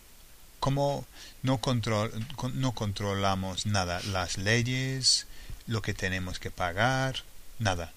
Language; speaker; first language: Spanish; non-native, fluent; English